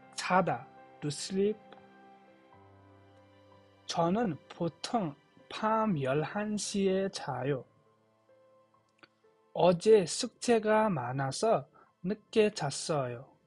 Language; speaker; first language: Korean; non-native, fluent; Nepali